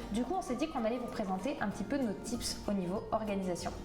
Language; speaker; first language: French; native; French